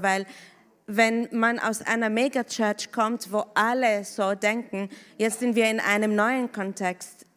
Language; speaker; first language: German; non-native, fluent; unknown